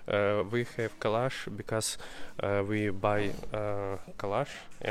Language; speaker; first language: English; non-native, learner; Russian